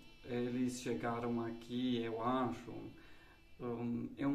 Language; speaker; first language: Portuguese; non-native, fluent; Romanian